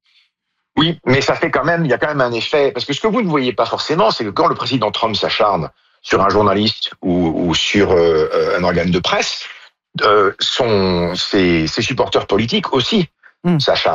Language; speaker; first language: French; native; French